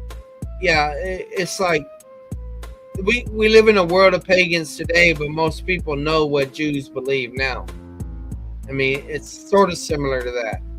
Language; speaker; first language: English; native; English